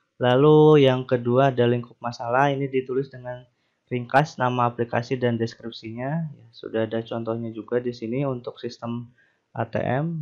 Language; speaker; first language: Indonesian; native; Indonesian